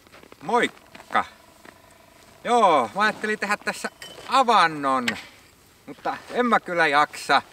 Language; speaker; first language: Finnish; native; Finnish